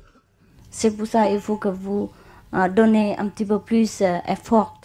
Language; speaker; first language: French; non-native, learner; Vietnamese